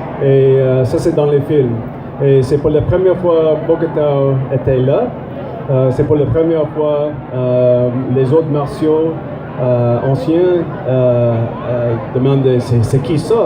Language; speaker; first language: French; non-native, learner; English